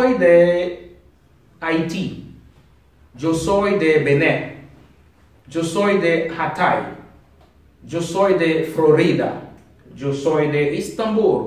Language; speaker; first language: Spanish; non-native, learner; Haitian Creole